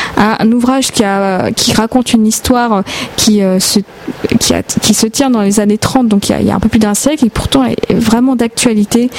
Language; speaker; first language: French; native; French